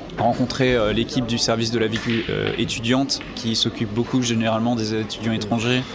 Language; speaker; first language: French; native; French